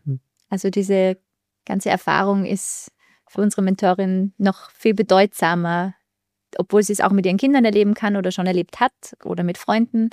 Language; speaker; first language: German; native; German